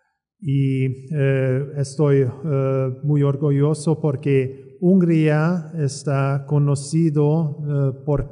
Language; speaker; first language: Spanish; non-native, fluent; Hungarian